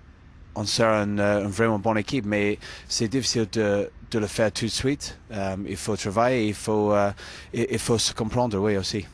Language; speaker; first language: French; non-native, fluent; English